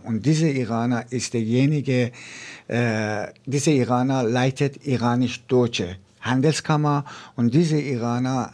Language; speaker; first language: German; non-native, fluent; Persian